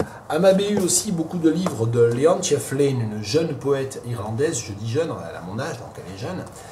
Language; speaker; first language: French; native; French